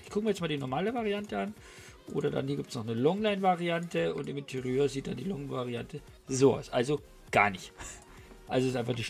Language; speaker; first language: German; native; German